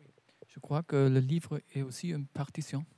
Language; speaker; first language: French; non-native, fluent; German